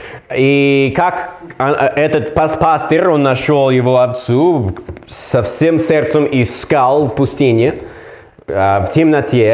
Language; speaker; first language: Russian; non-native, learner; English